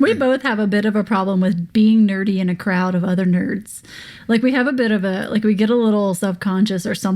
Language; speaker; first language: English; native; English